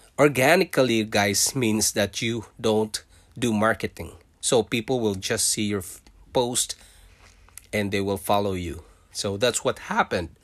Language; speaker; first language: English; non-native, local second language; Filipino